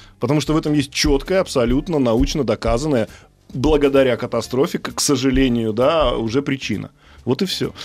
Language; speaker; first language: Russian; native; Russian